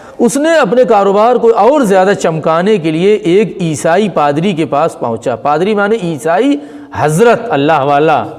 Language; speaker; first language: Urdu; native; Urdu